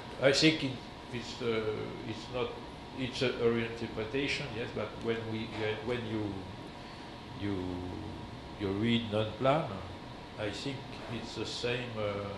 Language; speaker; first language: English; non-native, learner; French